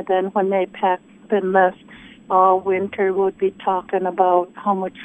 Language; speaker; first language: English; early bilingual, other home language; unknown